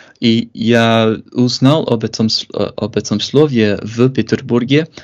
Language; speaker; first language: Russian; non-native, fluent; English